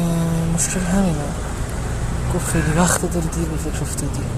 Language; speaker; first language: Persian; native; Persian